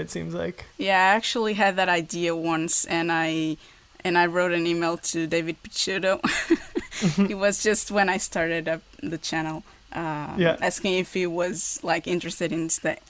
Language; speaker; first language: English; non-native, fluent; Portuguese